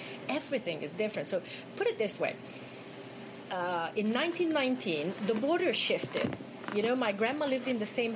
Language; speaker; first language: English; non-native, fluent; Hungarian